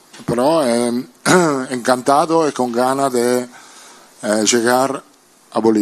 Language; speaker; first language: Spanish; non-native, fluent; Italian